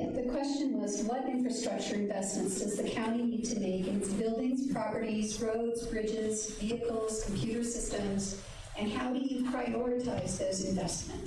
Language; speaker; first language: English; native; English